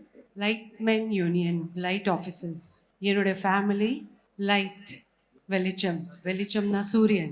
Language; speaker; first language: Tamil; non-native, fluent; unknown